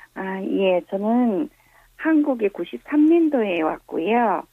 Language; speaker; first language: Korean; early bilingual, heritage; Korean